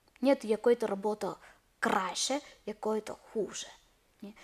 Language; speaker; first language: Ukrainian; non-native, learner; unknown